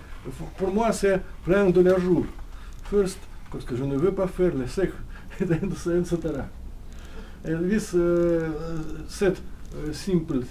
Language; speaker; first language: French; non-native, learner; Russian